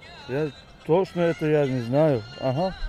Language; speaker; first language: Russian; non-native, local second language; Turkmen